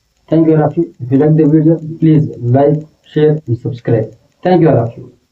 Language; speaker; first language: English; non-native, local second language; Telugu